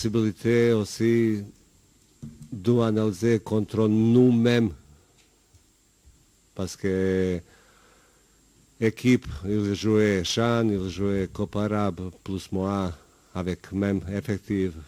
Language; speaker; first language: French; non-native, learner; Bosnian